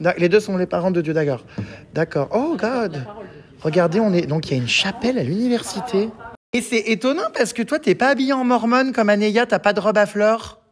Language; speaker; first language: French; native; French